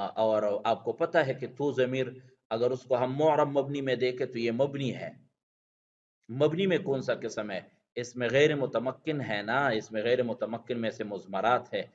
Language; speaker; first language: Urdu; non-native, local second language; Pashto